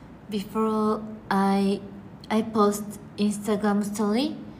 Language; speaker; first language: English; non-native, learner; Japanese